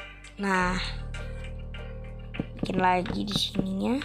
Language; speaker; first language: Indonesian; native; Indonesian